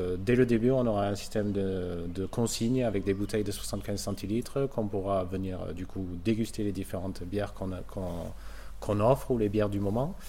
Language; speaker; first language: French; non-native, fluent; English